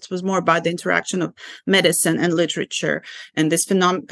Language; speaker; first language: English; non-native, fluent; Ukrainian